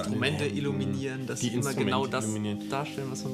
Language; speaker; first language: German; native; German